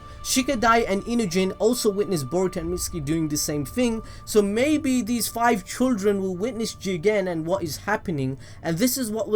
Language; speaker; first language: English; native; English